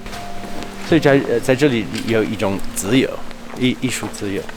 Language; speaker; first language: Chinese; non-native, fluent; English